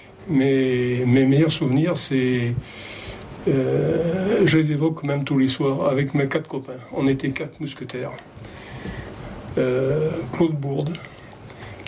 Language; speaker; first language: French; native; French